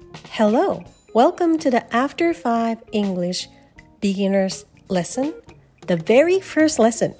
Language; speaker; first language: English; non-native, fluent; Japanese